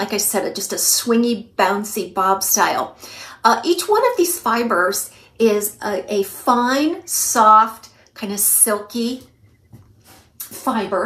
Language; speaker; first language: English; native; English